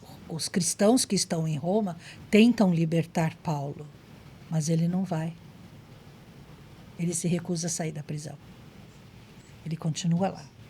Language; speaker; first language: Portuguese; native; Portuguese